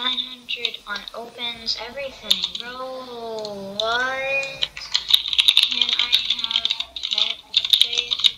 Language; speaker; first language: English; native; English